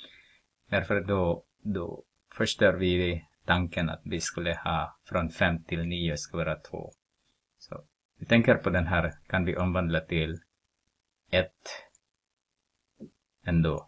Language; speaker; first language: Swedish; non-native, fluent; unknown